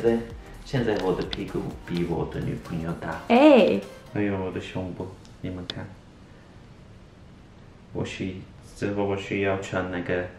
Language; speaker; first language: Chinese; non-native, learner; Turkish